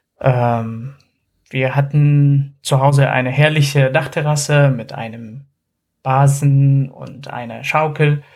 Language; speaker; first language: German; non-native, fluent; Arabic